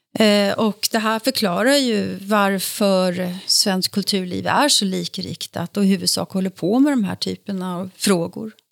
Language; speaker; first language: Swedish; native; Swedish